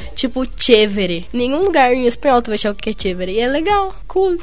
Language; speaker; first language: Portuguese; native; Portuguese